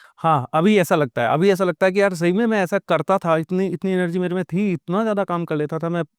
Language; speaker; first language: Hindi; native; Hindi